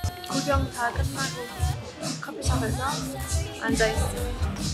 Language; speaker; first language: Korean; non-native, fluent; Persian